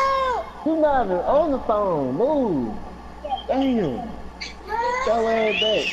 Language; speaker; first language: English; native; English